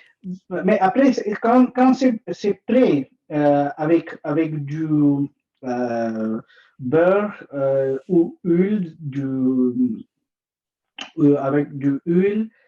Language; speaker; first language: French; non-native, learner; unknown